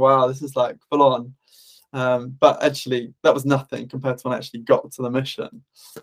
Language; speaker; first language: English; native; English